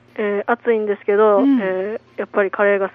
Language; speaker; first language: Japanese; native; Japanese